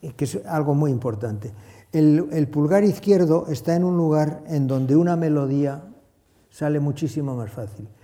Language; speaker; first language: Spanish; native; Spanish